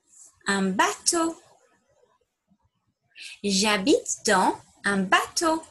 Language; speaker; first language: French; non-native, fluent; English